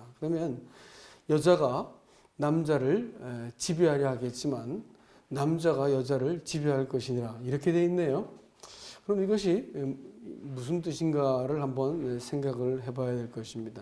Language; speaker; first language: Korean; native; Korean